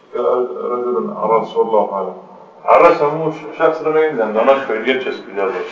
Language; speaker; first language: Persian; native; Persian